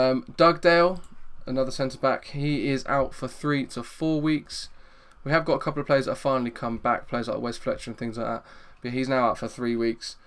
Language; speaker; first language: English; native; English